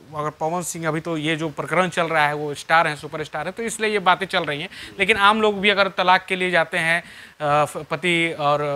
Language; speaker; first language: Hindi; native; Hindi